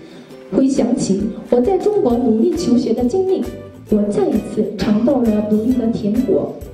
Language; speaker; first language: Chinese; non-native, learner; Korean